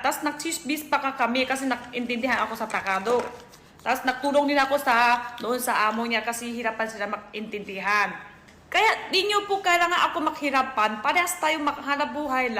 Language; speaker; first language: Filipino; non-native, learner; Chinese